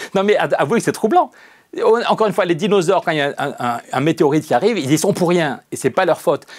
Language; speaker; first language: French; native; French